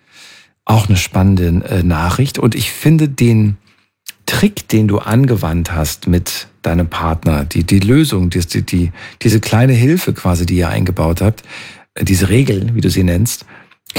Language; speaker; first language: German; native; German